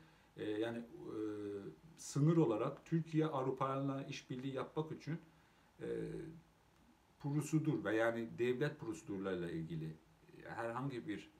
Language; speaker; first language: Turkish; non-native, local second language; Azerbaijani